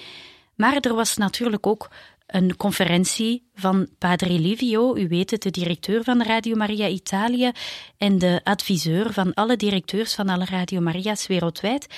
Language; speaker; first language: Dutch; native; Dutch